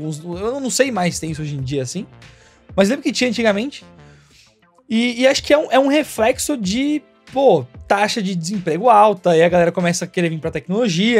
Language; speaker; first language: Portuguese; native; Portuguese